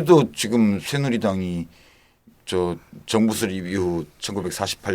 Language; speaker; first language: Korean; native; Korean